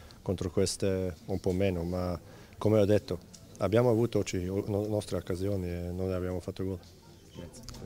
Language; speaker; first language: Italian; non-native, fluent; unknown